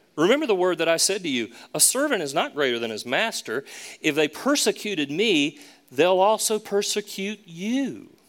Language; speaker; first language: English; native; English